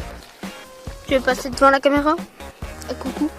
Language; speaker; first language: French; native; French